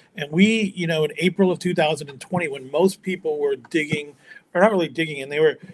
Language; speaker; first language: English; native; English